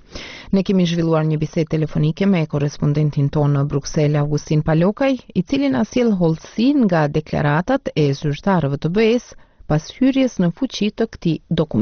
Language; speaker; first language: Albanian; native; Albanian